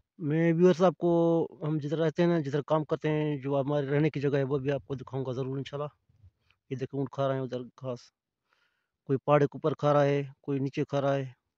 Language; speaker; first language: Urdu; non-native, local second language; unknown